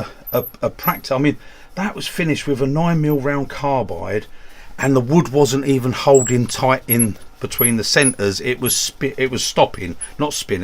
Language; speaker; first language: English; native; English